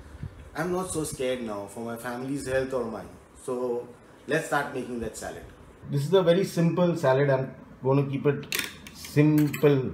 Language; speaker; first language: English; non-native, local second language; Hindi